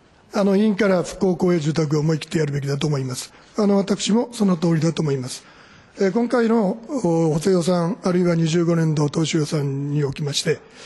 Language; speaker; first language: Japanese; native; Japanese